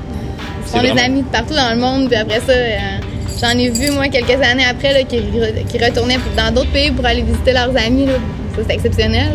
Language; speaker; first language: French; native; French